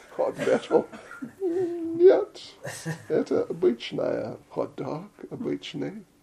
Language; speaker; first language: Russian; non-native, learner; English